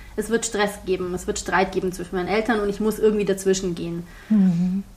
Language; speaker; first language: German; early bilingual, heritage; German